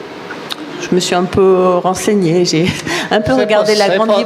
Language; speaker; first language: French; native; French